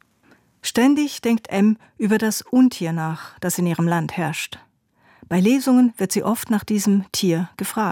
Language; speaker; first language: German; native; German